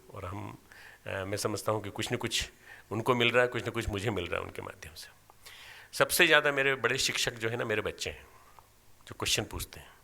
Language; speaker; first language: Hindi; native; Hindi